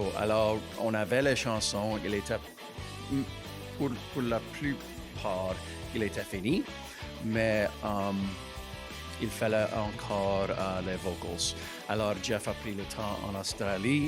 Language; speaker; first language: French; non-native, local second language; English